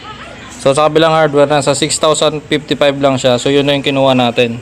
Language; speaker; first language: Filipino; native; Filipino